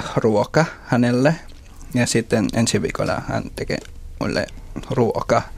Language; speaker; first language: Finnish; non-native, fluent; Filipino